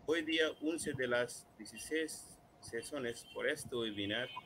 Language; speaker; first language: Spanish; non-native, learner; Bangla